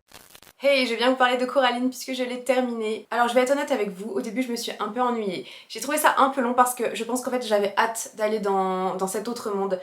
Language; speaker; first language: French; native; French